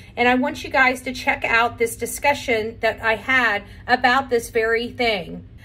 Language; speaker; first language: English; native; English